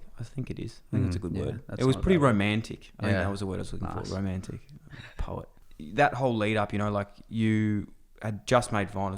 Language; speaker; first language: English; native; English